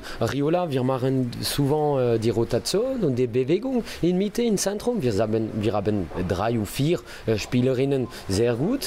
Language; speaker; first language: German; non-native, learner; French